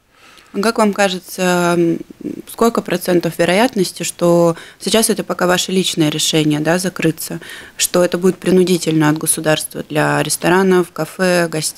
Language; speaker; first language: Russian; native; Russian